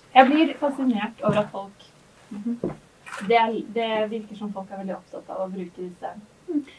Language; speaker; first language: Norwegian; native; Norwegian